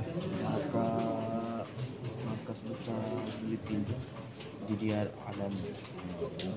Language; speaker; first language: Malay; non-native, learner; Maranao